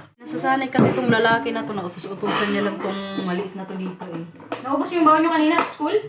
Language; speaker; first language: Filipino; non-native, local second language; Waray